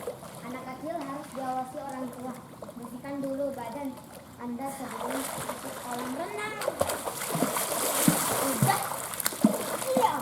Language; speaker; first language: Indonesian; native; Indonesian